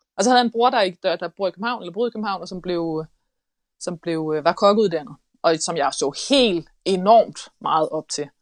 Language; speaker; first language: Danish; native; Danish